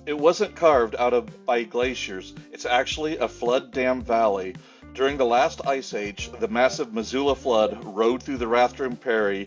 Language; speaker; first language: English; native; English